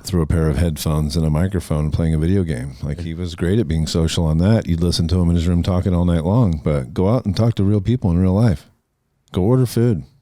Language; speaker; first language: English; native; English